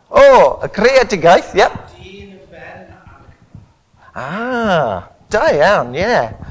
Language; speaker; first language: Welsh; non-native, local second language; English